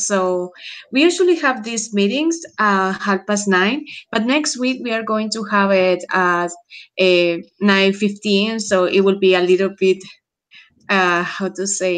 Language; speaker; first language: English; non-native, fluent; Spanish